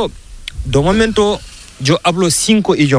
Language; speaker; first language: Spanish; non-native, learner; Fula